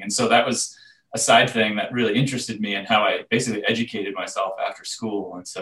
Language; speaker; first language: English; native; English